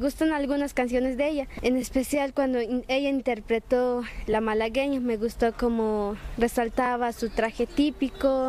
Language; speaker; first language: Spanish; non-native, local second language; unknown